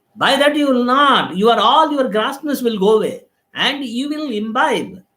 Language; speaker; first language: English; non-native, local second language; Telugu